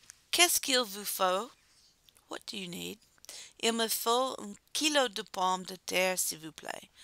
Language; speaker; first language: French; non-native, fluent; English